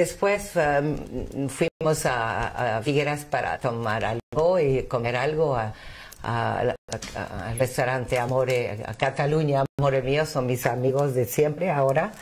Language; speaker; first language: Spanish; non-native, fluent; English